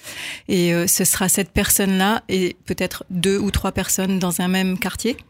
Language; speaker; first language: French; native; French